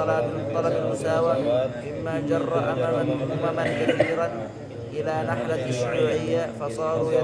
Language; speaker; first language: Arabic; non-native, fluent; Indonesian